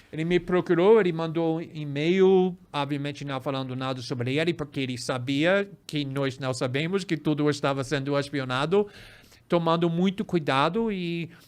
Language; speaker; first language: Portuguese; non-native, fluent; English